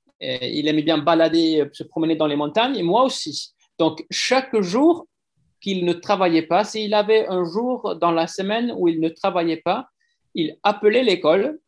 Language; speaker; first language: French; non-native, fluent; Swedish